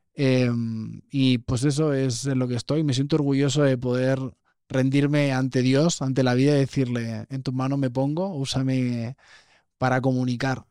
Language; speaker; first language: Spanish; native; Spanish